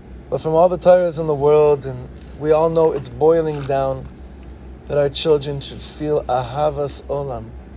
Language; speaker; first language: English; native; English